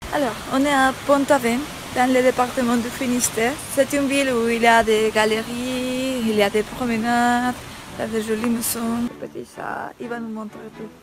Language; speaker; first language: French; non-native, fluent; Spanish